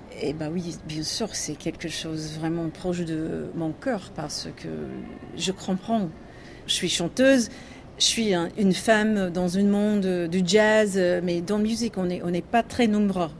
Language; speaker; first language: French; non-native, learner; English